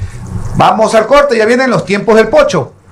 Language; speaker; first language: Spanish; native; Spanish